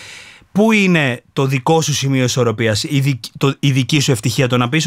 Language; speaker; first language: Greek; native; Greek